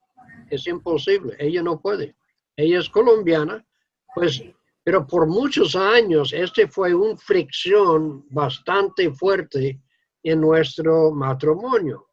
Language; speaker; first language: Spanish; non-native, fluent; English